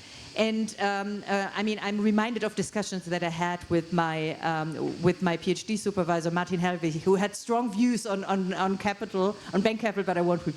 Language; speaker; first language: English; non-native, fluent; German